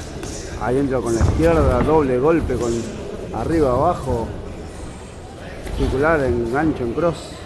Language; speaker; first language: Spanish; native; Spanish